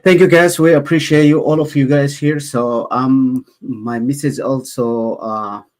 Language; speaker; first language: English; non-native, learner; Amharic